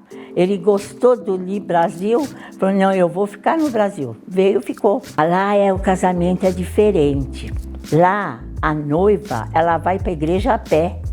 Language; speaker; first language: Portuguese; early bilingual, other home language; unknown